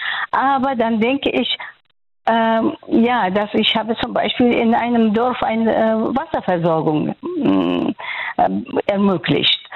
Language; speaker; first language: German; non-native, fluent; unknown